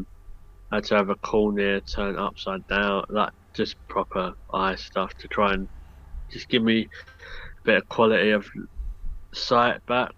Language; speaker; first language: English; native; English